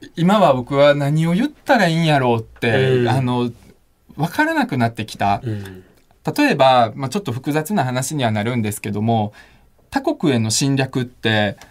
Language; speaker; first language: Japanese; early bilingual, other home language; Russian